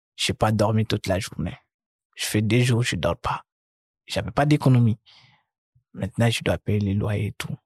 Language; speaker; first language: French; non-native, local second language; Fula